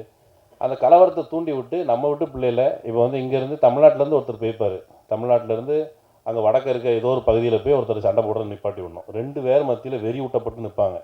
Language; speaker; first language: Tamil; native; Tamil